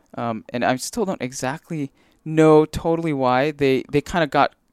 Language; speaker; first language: English; native; English